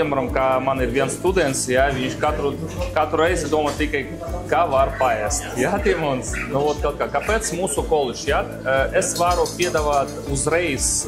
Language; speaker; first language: Latvian; non-native, local second language; Russian